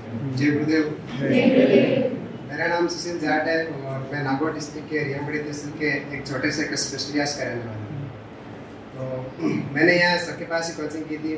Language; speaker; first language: Hindi; non-native, local second language; Marwari